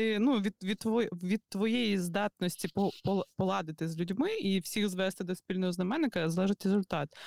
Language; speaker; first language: Ukrainian; native; Ukrainian